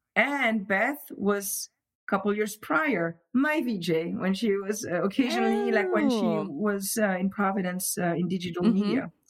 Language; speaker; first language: English; non-native, fluent; French